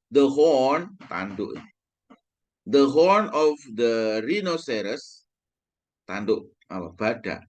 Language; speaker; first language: English; non-native, fluent; Indonesian